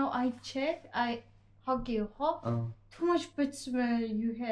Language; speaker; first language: English; non-native, learner; Georgian